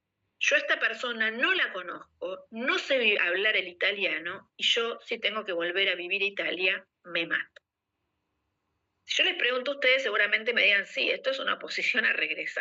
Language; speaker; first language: Spanish; native; Spanish